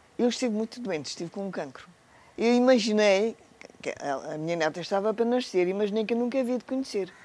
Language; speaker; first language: Portuguese; native; Portuguese